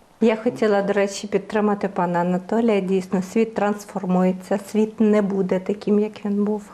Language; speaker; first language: Ukrainian; native; Ukrainian